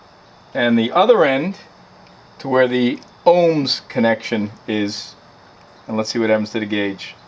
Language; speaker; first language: English; native; English